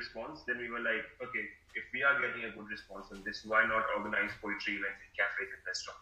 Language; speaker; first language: English; non-native, local second language; Hindi